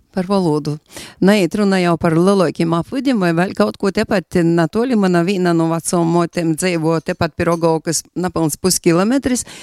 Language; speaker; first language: Latvian; native; Latvian